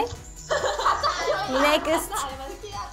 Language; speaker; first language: Japanese; native; Japanese